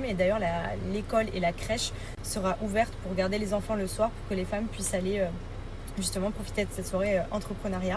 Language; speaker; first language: French; native; French